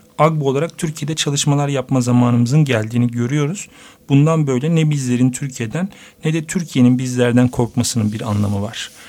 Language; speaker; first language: Turkish; native; Turkish